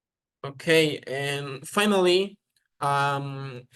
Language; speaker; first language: English; non-native, learner; Spanish